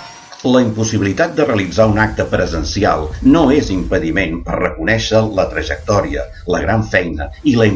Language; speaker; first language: Catalan; native; Catalan